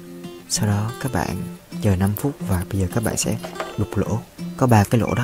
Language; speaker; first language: Vietnamese; native; Vietnamese